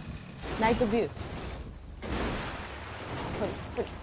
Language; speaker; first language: English; non-native, learner; Japanese